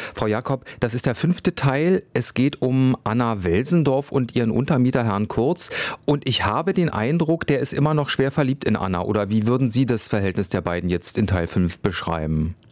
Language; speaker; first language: German; native; German